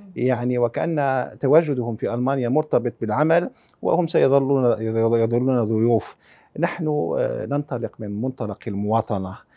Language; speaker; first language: Arabic; early bilingual, heritage; Arabic